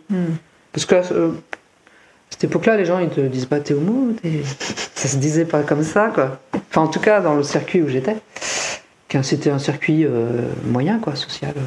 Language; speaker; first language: French; native; French